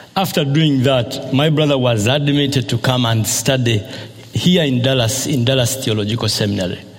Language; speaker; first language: English; non-native, local second language; Ganda